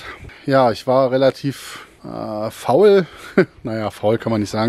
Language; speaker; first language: German; native; German